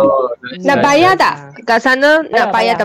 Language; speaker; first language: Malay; non-native, local second language; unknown